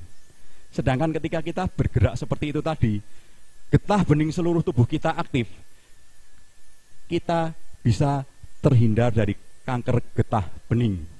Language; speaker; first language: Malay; non-native, local second language; Javanese